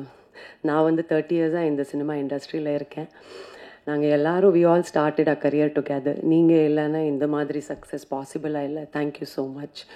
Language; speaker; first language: Tamil; non-native, fluent; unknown